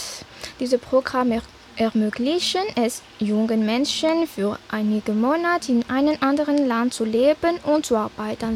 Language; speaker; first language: German; non-native, fluent; Malagasy